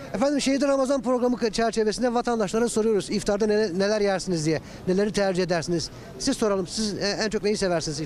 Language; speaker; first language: Turkish; native; Turkish